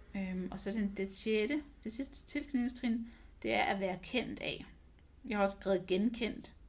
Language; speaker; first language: Danish; non-native, fluent; English